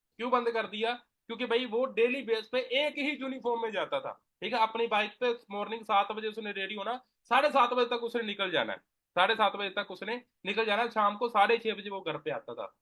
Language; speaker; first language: Hindi; non-native, local second language; Punjabi